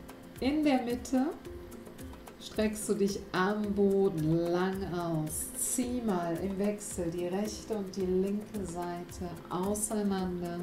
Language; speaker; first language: German; native; German